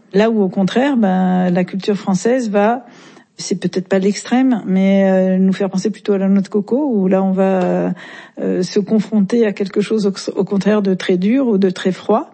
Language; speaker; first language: French; native; French